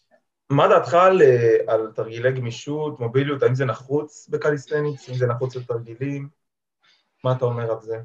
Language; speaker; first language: Hebrew; native; Hebrew